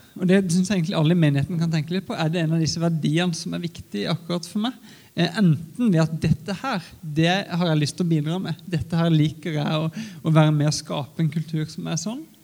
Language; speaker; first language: Norwegian; native; Norwegian